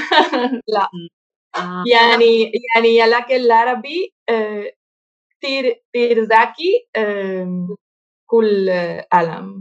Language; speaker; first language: Arabic; non-native, learner; Spanish